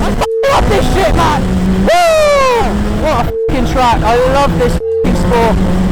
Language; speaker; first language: English; native; English